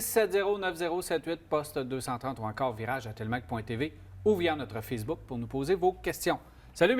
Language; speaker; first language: French; native; French